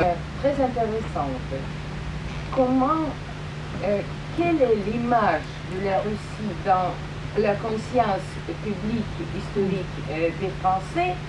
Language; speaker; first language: French; non-native, fluent; Russian